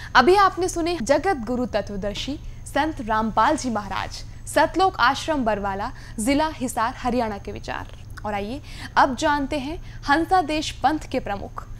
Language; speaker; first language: Hindi; native; Hindi